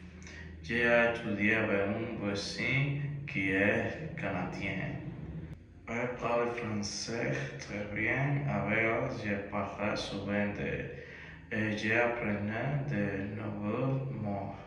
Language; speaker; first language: French; non-native, learner; Spanish